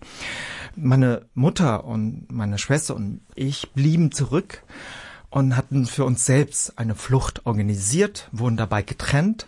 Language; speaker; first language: German; early bilingual, other home language; Vietnamese